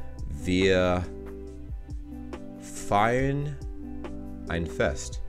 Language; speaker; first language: German; non-native, learner; English